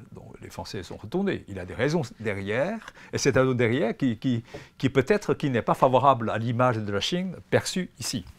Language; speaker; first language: French; non-native, fluent; Chinese